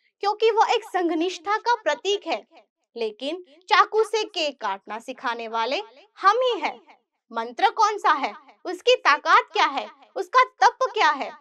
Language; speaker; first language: Hindi; non-native, local second language; Gujarati